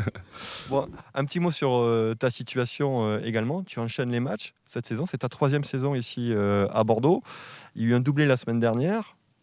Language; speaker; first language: French; native; French